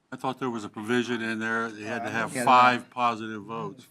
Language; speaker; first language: English; native; English